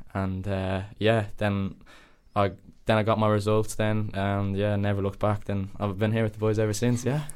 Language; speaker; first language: English; native; English